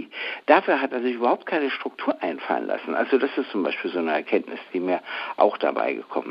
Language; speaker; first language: German; native; German